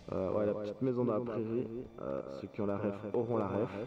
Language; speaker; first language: French; native; French